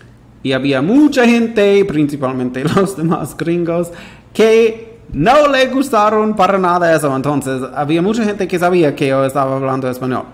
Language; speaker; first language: Spanish; non-native, fluent; English